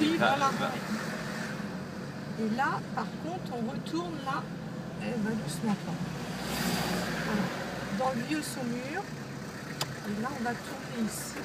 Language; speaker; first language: French; native; French